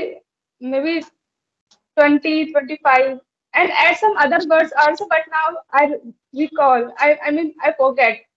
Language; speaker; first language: English; non-native, learner; Hindi